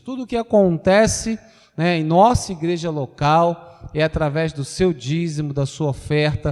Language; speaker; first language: Portuguese; native; Portuguese